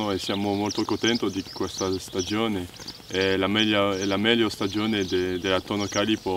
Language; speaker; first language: Italian; non-native, learner; French